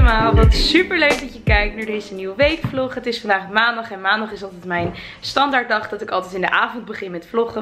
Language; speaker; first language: Dutch; native; Dutch